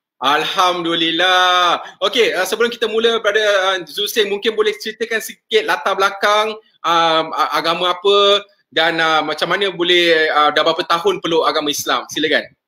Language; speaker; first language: Malay; native; Malay